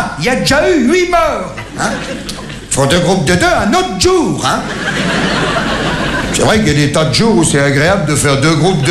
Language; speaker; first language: French; native; French